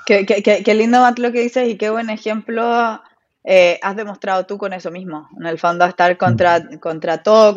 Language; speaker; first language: Spanish; native; Spanish